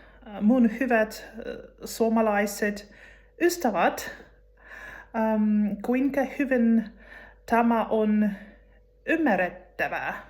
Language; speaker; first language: Finnish; non-native, learner; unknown